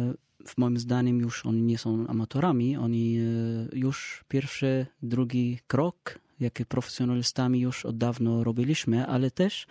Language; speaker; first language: Polish; non-native, learner; Arabic